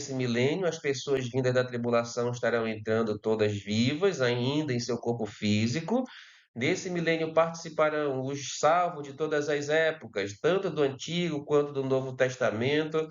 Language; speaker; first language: Portuguese; native; Portuguese